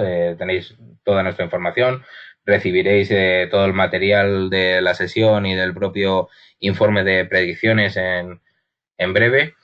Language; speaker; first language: Spanish; native; Spanish